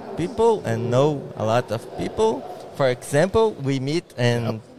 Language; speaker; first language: English; non-native, learner; Portuguese